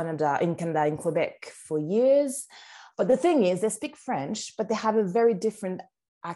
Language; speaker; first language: English; non-native, fluent; French